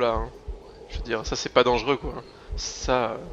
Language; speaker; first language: French; native; French